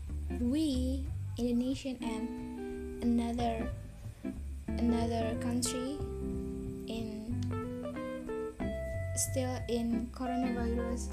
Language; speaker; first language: English; non-native, learner; Indonesian